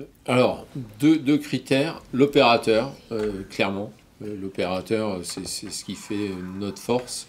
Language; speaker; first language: French; native; French